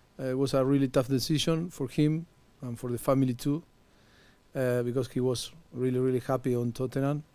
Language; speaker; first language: English; non-native, fluent; Spanish